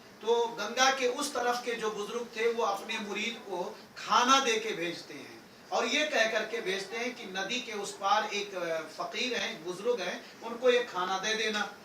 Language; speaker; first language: Urdu; native; Urdu